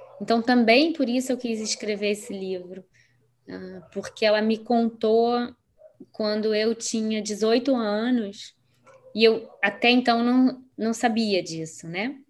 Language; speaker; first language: Portuguese; native; Portuguese